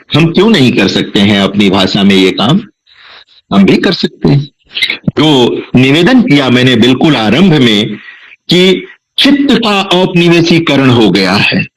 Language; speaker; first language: Hindi; non-native, local second language; Bhojpuri